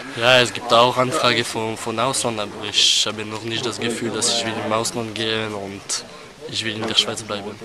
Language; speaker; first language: German; non-native, local second language; French